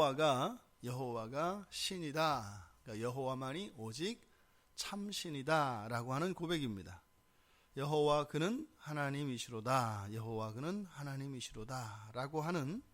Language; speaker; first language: Korean; native; Korean